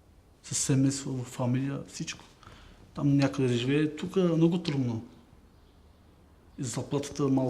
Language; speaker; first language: Bulgarian; non-native, local second language; Turkish